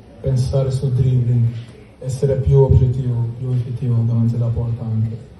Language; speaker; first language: Italian; non-native, learner; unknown